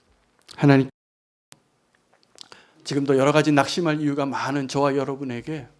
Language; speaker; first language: Korean; native; Korean